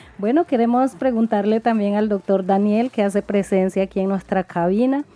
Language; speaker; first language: Spanish; non-native, local second language; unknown